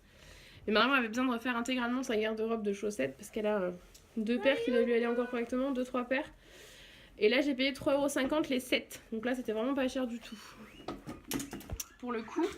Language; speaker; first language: French; native; French